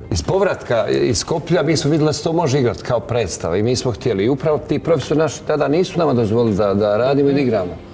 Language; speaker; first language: Bosnian; native; Bosnian